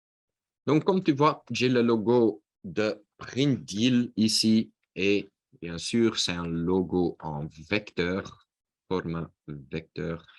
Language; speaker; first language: French; non-native, local second language; Dutch